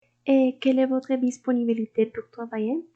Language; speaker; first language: French; non-native, learner; Spanish